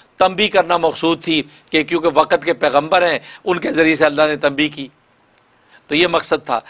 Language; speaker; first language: Urdu; native; Urdu